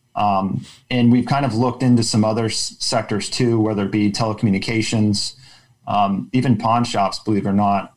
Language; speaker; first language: English; native; English